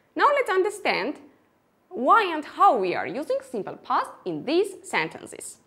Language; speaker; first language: English; non-native, fluent; Armenian